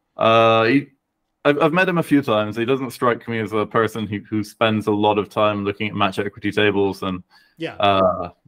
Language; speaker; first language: English; native; English